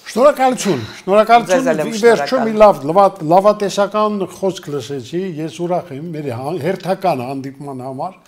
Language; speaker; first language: Armenian; native; Armenian